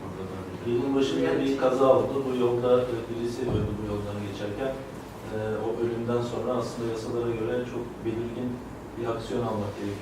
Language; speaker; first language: Turkish; native; Turkish